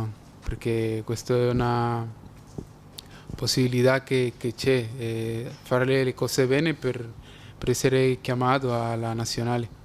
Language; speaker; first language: Italian; non-native, fluent; Spanish